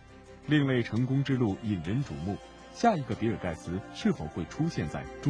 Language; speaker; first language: Chinese; native; Chinese